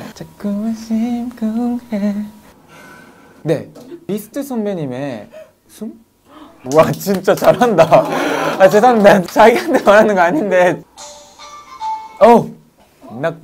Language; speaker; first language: Korean; non-native, fluent; Japanese